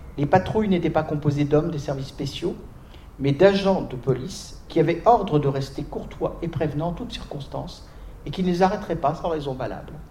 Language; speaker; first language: French; native; French